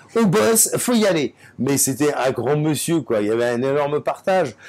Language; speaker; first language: French; native; French